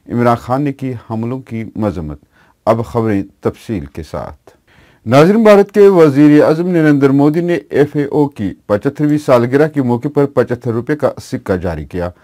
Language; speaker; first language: Urdu; non-native, local second language; Kashmiri